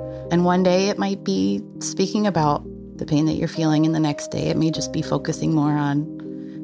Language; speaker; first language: English; native; English